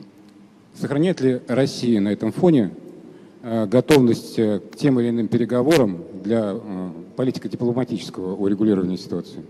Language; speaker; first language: Russian; native; Russian